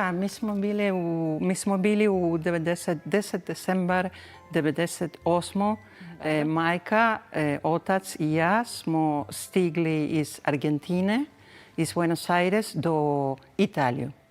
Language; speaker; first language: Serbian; early bilingual, heritage; Spanish